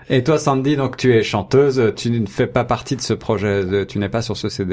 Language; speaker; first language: French; native; French